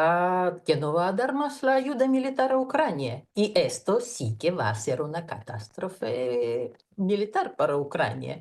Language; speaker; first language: Spanish; non-native, fluent; Russian